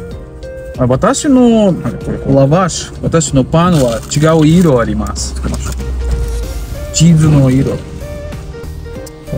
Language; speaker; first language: Japanese; non-native, learner; Russian